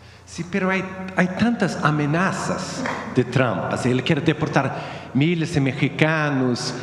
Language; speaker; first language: Spanish; non-native, fluent; Swedish